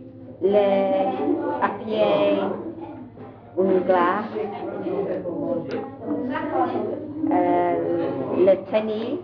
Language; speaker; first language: French; non-native, learner; English